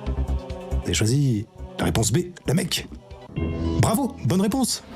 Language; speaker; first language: French; native; French